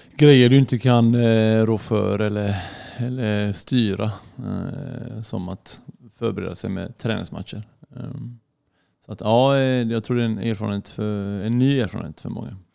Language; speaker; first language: Swedish; early bilingual, other home language; Arabic